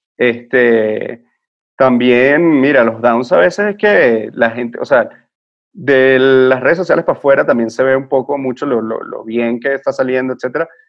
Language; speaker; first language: Spanish; native; Spanish